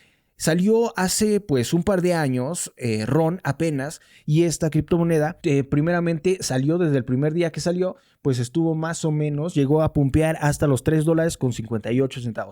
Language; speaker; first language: Spanish; native; Spanish